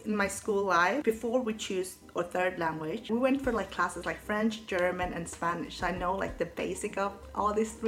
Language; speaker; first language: English; early bilingual, other home language; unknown